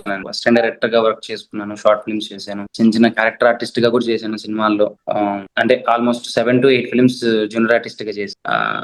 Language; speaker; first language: Telugu; native; Telugu